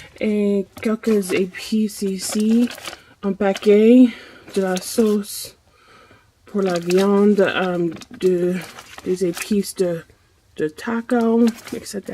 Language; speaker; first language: French; non-native, fluent; English